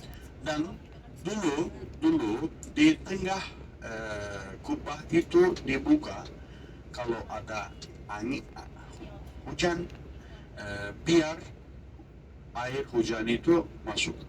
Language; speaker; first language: Indonesian; non-native, fluent; Turkish